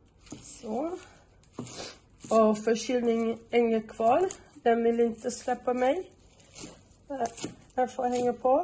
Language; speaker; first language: Swedish; non-native, fluent; Portuguese